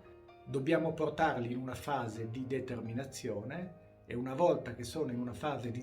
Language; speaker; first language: Italian; native; Italian